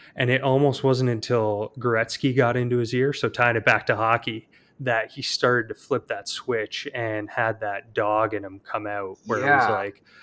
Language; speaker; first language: English; native; English